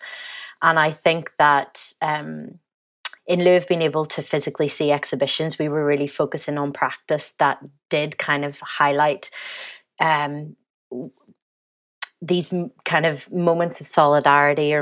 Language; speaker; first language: English; native; English